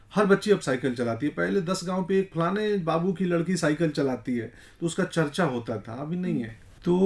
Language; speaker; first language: Hindi; native; Hindi